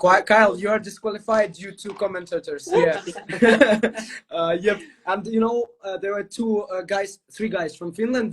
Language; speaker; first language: English; non-native, fluent; Ukrainian